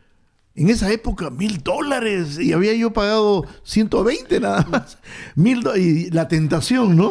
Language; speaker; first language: Spanish; native; Spanish